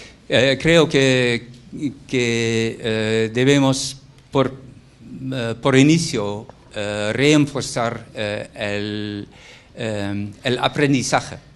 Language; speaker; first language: Spanish; non-native, fluent; Dutch